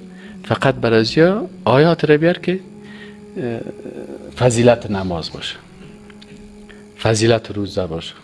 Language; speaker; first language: Persian; native; Persian